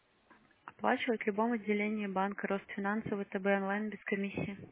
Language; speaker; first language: Russian; native; Russian